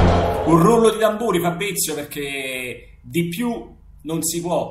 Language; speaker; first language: Italian; native; Italian